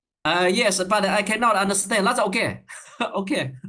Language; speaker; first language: English; non-native, learner; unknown